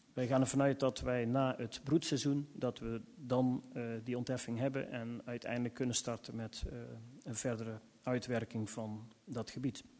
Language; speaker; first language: Dutch; native; Dutch